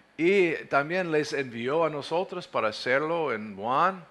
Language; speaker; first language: Spanish; non-native, fluent; English